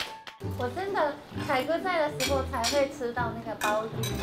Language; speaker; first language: Chinese; non-native, fluent; Japanese